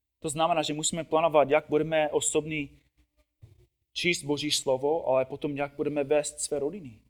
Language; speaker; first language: Czech; non-native, fluent; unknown